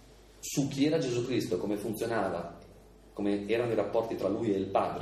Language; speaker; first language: Italian; native; Italian